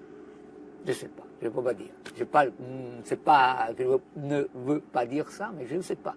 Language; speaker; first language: French; non-native, fluent; Italian